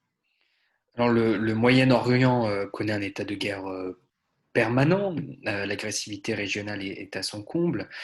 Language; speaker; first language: French; native; French